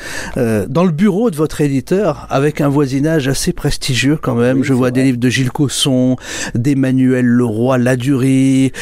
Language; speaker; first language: French; native; French